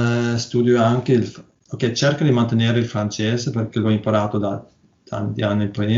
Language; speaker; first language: Italian; non-native, learner; Norwegian